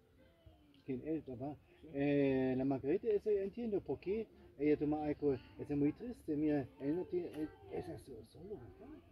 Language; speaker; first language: Spanish; non-native, learner; German